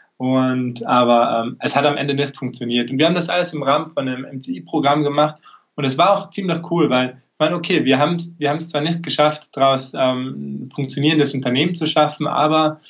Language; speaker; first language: German; native; German